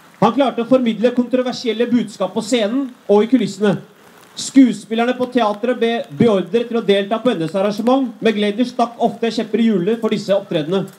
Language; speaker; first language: Norwegian; early bilingual, other home language; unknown